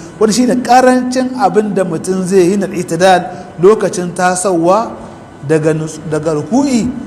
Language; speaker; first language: Hausa; native; Hausa